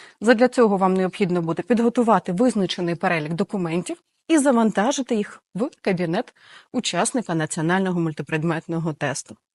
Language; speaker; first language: Ukrainian; native; Ukrainian